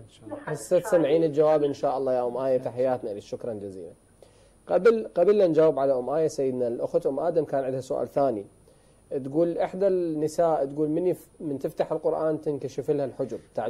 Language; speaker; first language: Arabic; native; Arabic